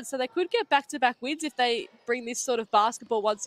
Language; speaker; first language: English; native; English